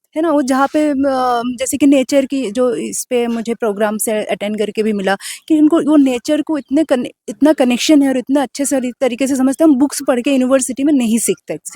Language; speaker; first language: Hindi; non-native, local second language; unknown